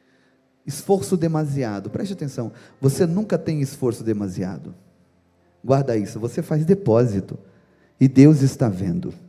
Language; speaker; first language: Portuguese; native; Portuguese